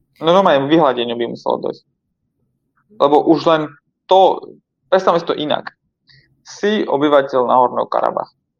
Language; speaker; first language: Slovak; non-native, fluent; Armenian